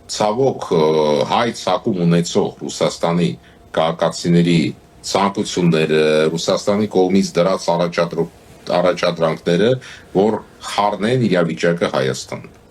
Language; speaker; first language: Armenian; native; Armenian